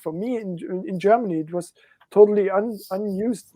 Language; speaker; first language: English; non-native, fluent; German